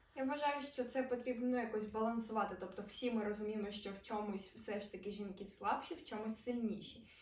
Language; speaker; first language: Ukrainian; non-native, local second language; Russian